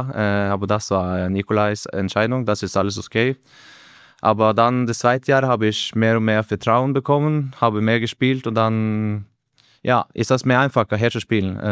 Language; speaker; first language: German; non-native, learner; Norwegian